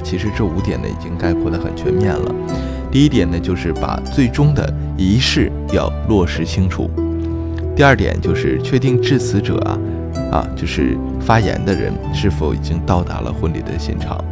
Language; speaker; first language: Chinese; native; Chinese